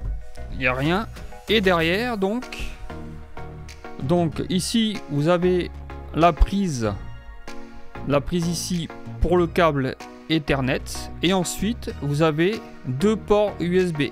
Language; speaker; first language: French; native; French